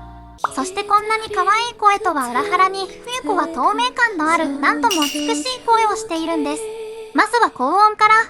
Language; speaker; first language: Japanese; native; Japanese